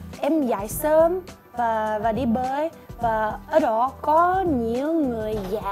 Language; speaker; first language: Vietnamese; non-native, learner; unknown